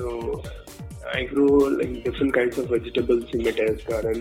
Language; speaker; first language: English; non-native, local second language; Tamil